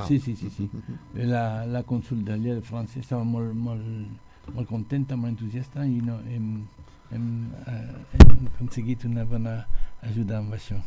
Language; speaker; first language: Catalan; non-native, learner; French